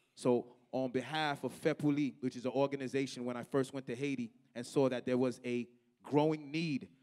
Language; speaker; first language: English; native; English